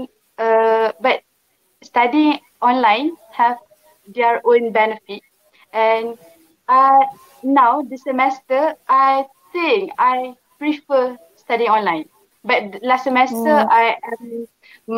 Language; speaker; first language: English; non-native, local second language; Malay